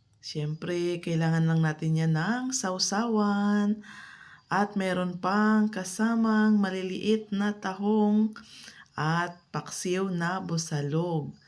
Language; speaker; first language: Filipino; non-native, local second language; Kinaray-a